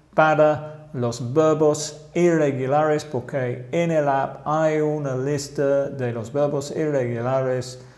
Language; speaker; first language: Spanish; non-native, fluent; English